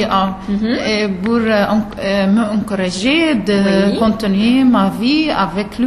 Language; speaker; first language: French; non-native, learner; Arabic